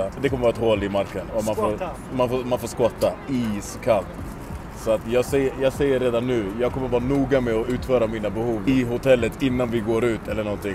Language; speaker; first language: Swedish; native; Swedish